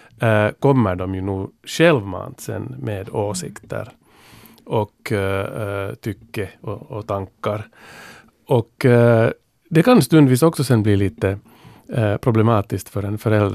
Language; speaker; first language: Swedish; native; Swedish